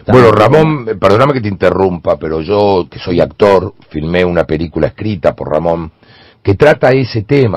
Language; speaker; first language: Spanish; native; Spanish